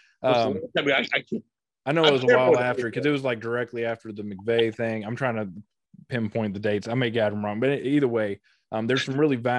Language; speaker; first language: English; native; English